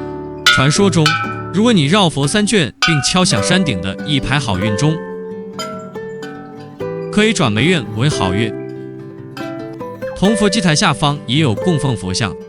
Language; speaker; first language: Chinese; native; Chinese